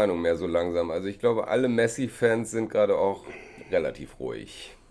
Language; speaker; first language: German; native; German